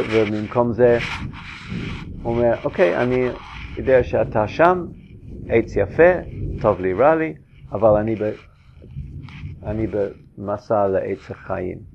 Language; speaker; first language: Hebrew; non-native, fluent; English